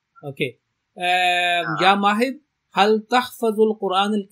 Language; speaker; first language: Arabic; non-native, fluent; Urdu